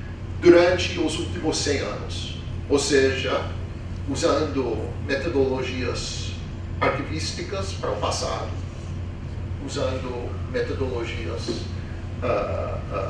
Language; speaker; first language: Portuguese; non-native, fluent; English